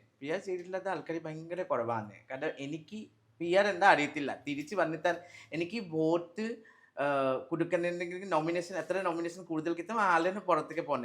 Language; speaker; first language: Malayalam; non-native, fluent; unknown